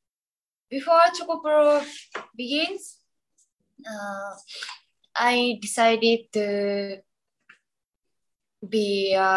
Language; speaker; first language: English; non-native, learner; Japanese